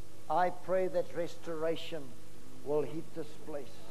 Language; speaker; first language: English; non-native, local second language; Afrikaans